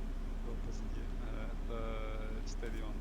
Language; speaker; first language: Russian; non-native, learner; English